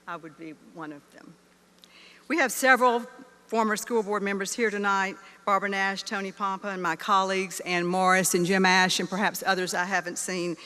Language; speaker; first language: English; native; English